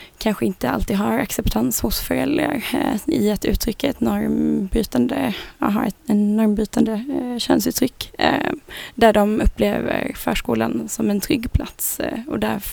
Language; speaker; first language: Swedish; native; Swedish